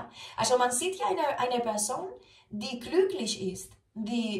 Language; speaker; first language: German; non-native, fluent; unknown